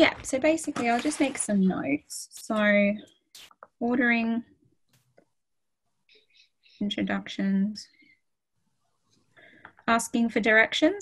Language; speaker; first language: English; native; English